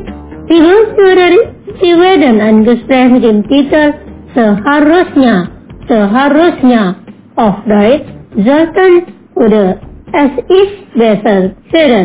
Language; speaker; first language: German; non-native, fluent; Indonesian